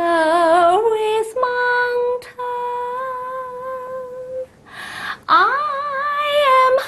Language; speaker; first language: English; non-native, learner; Chinese